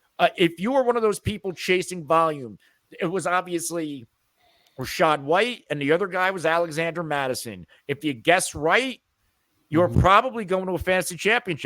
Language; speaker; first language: English; native; English